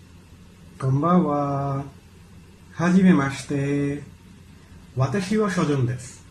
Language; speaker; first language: Japanese; non-native, learner; Bangla